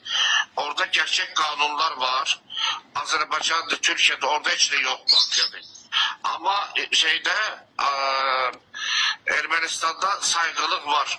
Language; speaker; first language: Turkish; non-native, learner; Azerbaijani